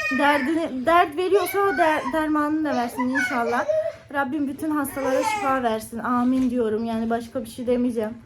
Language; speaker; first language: Turkish; native; Turkish